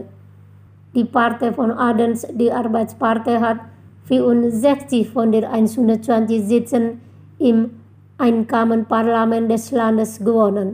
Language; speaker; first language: German; non-native, fluent; Indonesian